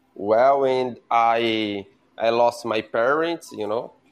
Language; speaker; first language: English; non-native, learner; Portuguese